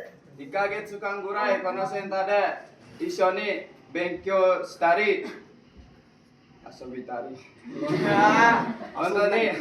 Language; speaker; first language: Japanese; non-native, learner; Indonesian